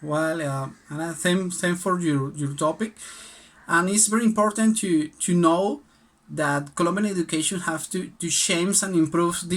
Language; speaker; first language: English; non-native, learner; Spanish